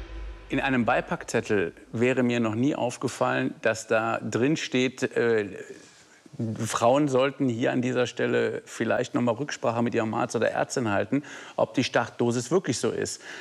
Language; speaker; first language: German; native; German